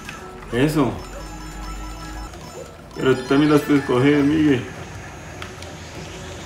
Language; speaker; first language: Spanish; native; Spanish